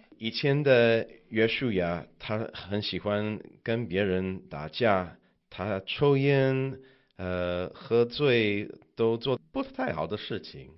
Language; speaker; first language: Chinese; non-native, learner; English